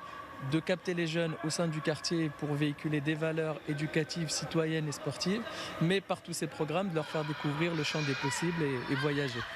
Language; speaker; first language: French; native; French